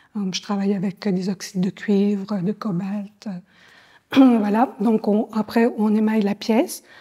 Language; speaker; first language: French; native; French